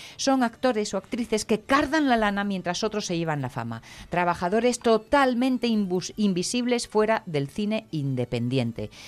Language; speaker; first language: Spanish; native; Spanish